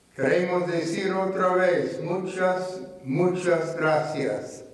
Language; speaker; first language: Spanish; non-native, fluent; English